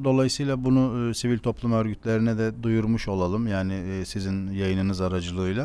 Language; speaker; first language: Turkish; native; Turkish